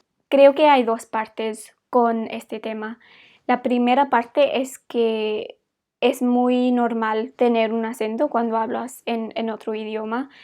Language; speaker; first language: Spanish; non-native, fluent; English